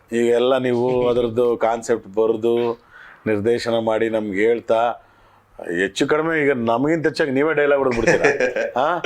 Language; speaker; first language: Kannada; native; Kannada